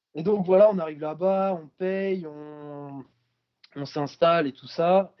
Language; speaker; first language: French; native; French